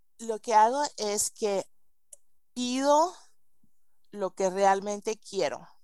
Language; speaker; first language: Spanish; early bilingual, heritage; Spanish